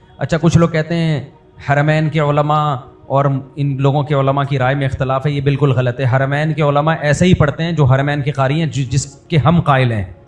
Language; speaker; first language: Urdu; native; Urdu